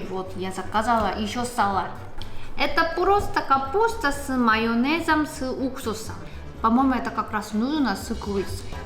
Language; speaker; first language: Russian; non-native, learner; Korean